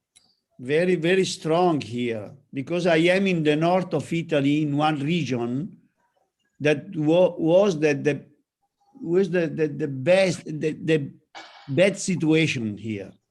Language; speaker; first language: English; non-native, learner; Italian